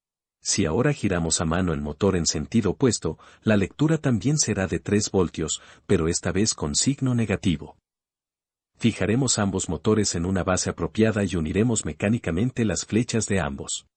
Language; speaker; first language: Spanish; native; Spanish